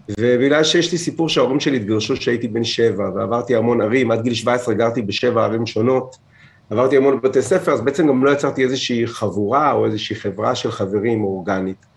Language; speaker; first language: Hebrew; native; Hebrew